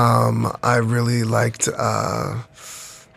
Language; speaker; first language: English; native; English